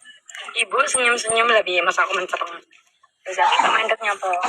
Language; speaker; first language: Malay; non-native, local second language; Javanese